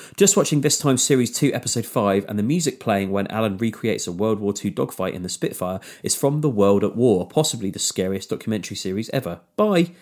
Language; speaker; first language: English; native; English